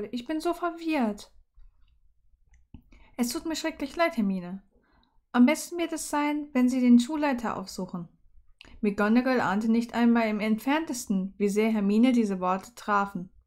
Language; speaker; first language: German; native; German